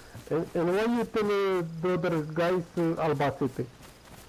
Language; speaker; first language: English; non-native, learner; Romanian